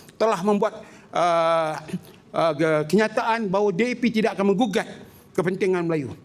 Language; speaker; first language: Malay; native; Malay